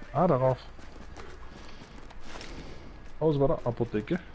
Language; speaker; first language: German; native; German